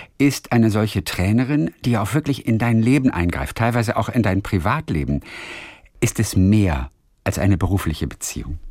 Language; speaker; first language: German; native; German